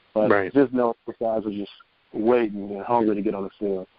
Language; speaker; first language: English; native; English